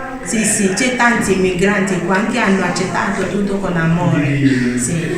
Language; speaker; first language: Italian; non-native, learner; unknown